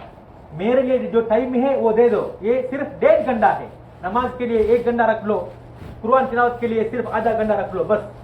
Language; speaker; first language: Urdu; non-native, fluent; Tamil